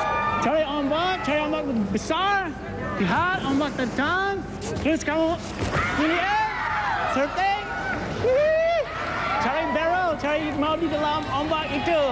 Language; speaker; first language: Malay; non-native, learner; English